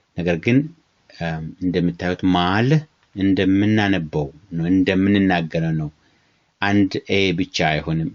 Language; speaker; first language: Amharic; non-native, local second language; Oromo